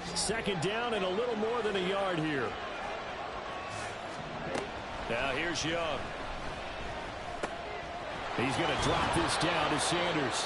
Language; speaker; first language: English; native; English